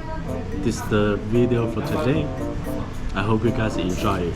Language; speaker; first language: English; non-native, fluent; Chinese